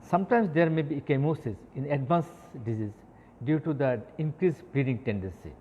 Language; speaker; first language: English; non-native, local second language; Bangla